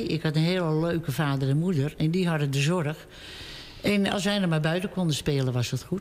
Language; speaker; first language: Dutch; native; Dutch